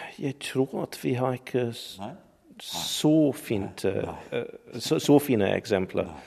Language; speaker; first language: Norwegian; non-native, learner; English